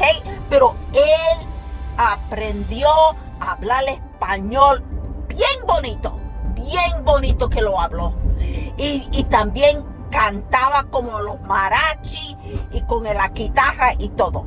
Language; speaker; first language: Spanish; early bilingual, heritage; Spanish